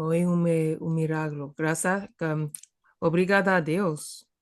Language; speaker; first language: Portuguese; non-native, fluent; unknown